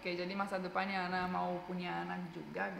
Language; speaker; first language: Indonesian; non-native, fluent; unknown